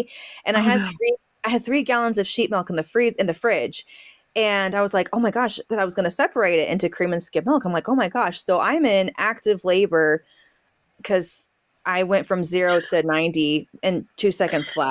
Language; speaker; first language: English; native; English